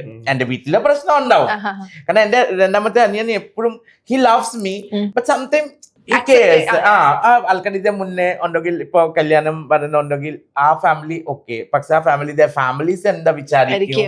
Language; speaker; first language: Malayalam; non-native, local second language; Assamese